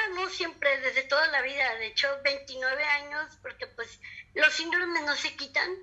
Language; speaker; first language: Spanish; native; Spanish